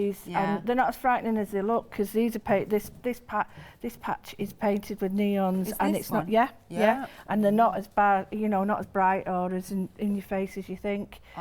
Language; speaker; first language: English; native; English